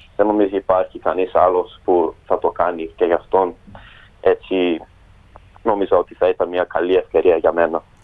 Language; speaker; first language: Greek; early bilingual, heritage; Greek